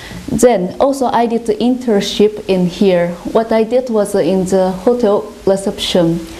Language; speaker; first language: English; non-native, learner; Japanese